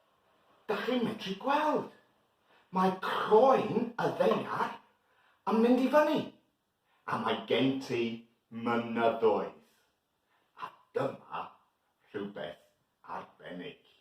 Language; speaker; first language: Welsh; non-native, learner; English